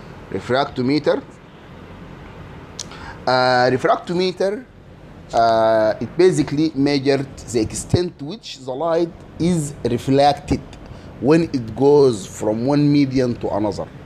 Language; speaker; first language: English; non-native, fluent; Arabic